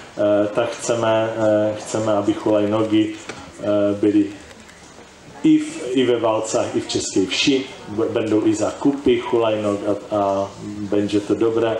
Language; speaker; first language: Polish; non-native, learner; Czech